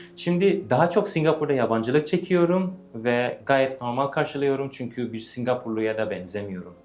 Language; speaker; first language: Turkish; early bilingual, heritage; English